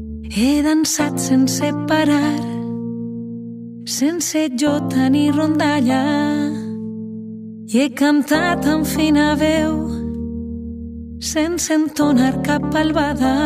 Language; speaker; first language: Catalan; non-native, local second language; Spanish